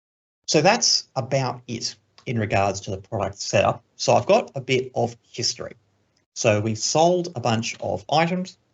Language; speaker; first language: English; native; English